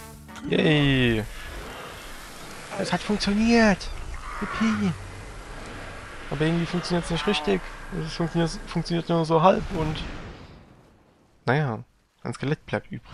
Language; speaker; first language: German; native; German